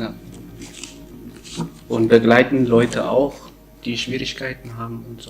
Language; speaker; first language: German; non-native, learner; Tigrinya